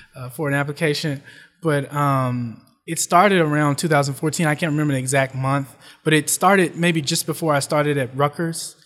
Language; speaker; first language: English; native; English